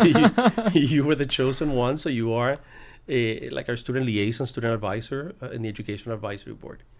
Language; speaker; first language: English; early bilingual, other home language; Spanish